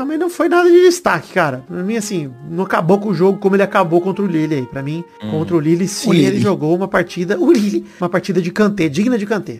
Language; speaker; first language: Portuguese; native; Portuguese